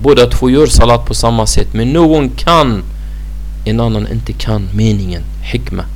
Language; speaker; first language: Swedish; non-native, fluent; Arabic